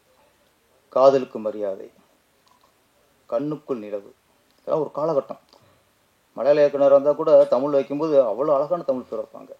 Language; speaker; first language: Tamil; native; Tamil